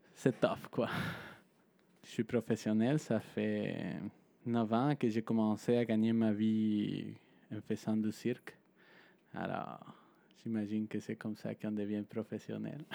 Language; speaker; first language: French; non-native, fluent; Spanish